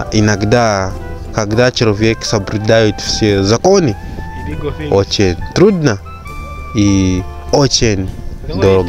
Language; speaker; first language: Russian; non-native, fluent; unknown